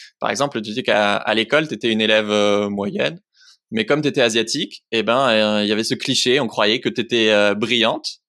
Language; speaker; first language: French; native; French